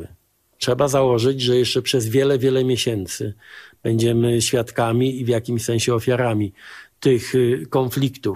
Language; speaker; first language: Polish; native; Polish